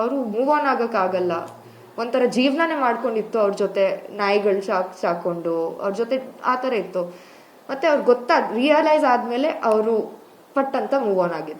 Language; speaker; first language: Kannada; non-native, local second language; Kodava